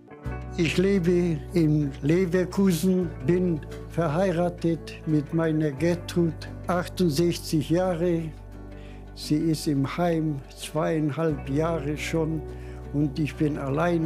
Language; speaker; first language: German; non-native, fluent; Polish